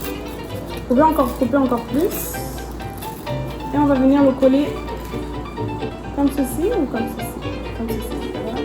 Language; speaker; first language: French; native; French